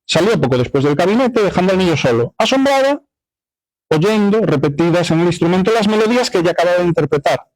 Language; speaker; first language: Spanish; non-native, local second language; Galician